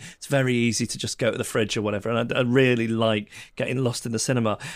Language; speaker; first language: English; native; English